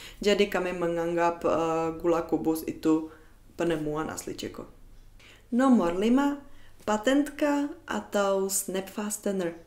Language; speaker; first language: Indonesian; non-native, fluent; Czech